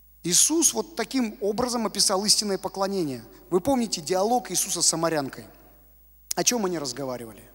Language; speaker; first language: Russian; native; Russian